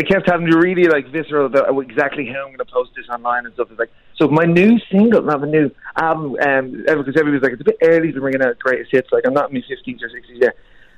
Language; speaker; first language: English; native; English